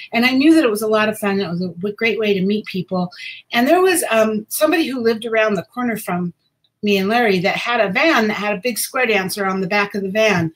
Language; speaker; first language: English; native; English